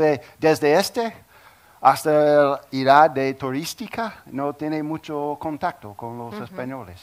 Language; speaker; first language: Spanish; non-native, learner; English